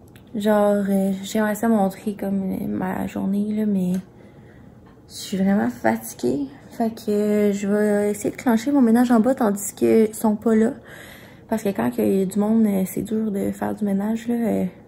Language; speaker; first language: French; native; French